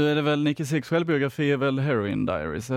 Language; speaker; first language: Swedish; native; Swedish